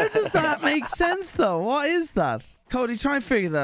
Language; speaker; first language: English; native; English